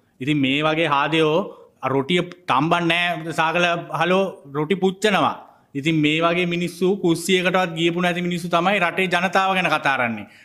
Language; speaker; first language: Sinhala; native; Sinhala